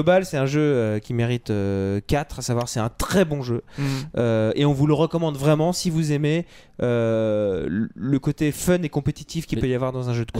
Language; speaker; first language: French; native; French